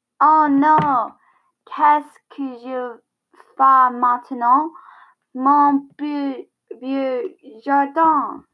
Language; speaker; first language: French; non-native, learner; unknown